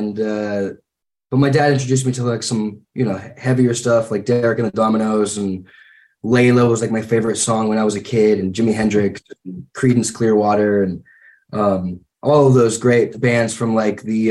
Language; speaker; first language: English; native; English